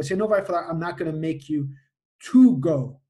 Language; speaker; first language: Portuguese; non-native, fluent; English